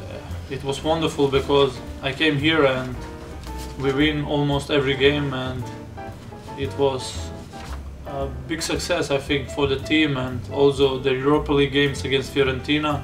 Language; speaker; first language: English; non-native, fluent; German